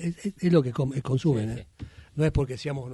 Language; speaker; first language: Spanish; native; Spanish